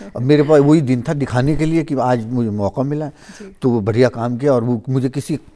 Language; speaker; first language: Hindi; native; Hindi